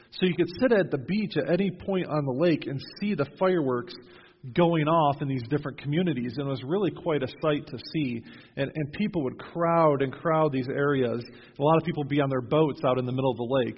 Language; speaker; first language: English; native; English